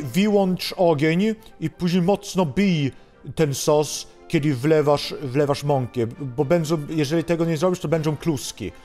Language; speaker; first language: Polish; non-native, fluent; Swedish